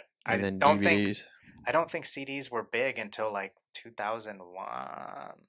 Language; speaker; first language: English; native; English